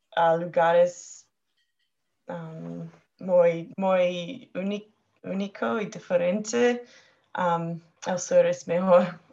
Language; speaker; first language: Spanish; non-native, learner; English